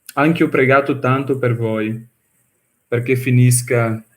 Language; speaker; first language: Italian; non-native, fluent; Portuguese